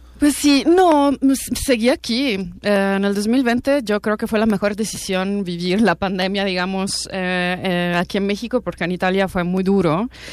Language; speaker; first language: Spanish; non-native, fluent; Italian